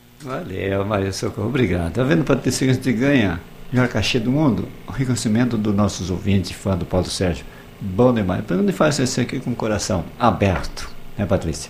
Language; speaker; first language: Portuguese; native; Portuguese